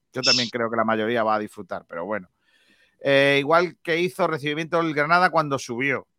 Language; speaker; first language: Spanish; native; Spanish